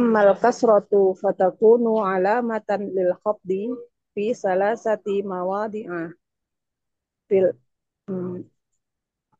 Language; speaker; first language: Arabic; non-native, learner; Indonesian